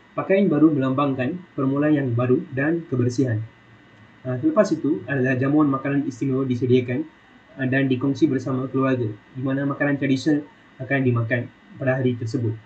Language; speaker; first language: Malay; non-native, local second language; Tamil